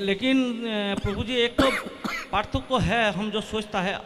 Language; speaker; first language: Hindi; non-native, local second language; Bangla